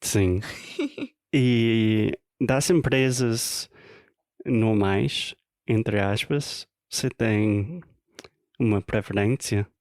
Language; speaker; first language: Portuguese; non-native, fluent; English